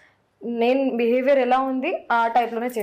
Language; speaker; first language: Telugu; non-native, learner; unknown